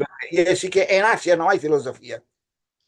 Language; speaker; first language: Spanish; non-native, fluent; Portuguese